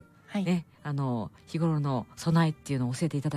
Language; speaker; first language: Japanese; native; Japanese